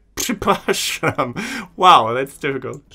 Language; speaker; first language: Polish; non-native, learner; German